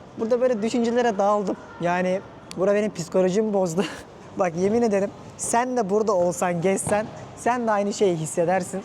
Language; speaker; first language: Turkish; native; Turkish